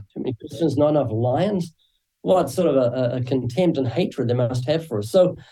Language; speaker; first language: English; native; English